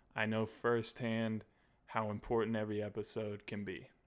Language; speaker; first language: English; native; English